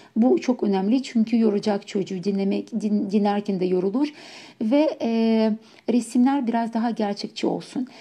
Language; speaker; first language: Turkish; non-native, fluent; Ukrainian